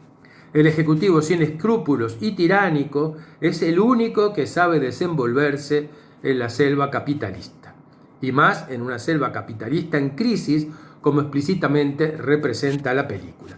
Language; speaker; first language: Spanish; native; Spanish